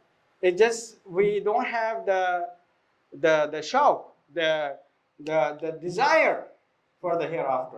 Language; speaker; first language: English; non-native, fluent; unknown